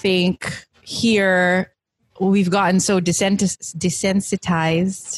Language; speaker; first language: English; native; English